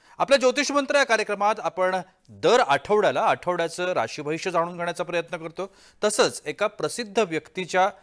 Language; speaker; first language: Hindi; non-native, local second language; Marathi